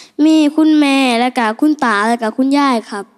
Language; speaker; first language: Thai; non-native, local second language; Northeastern Thai